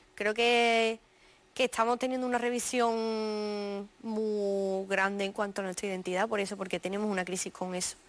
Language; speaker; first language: Spanish; native; Spanish